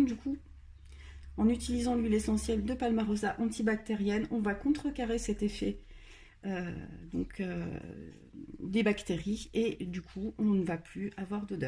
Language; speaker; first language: French; native; French